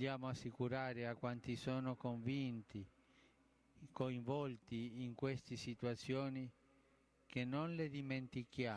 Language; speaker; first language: Italian; non-native, fluent; Spanish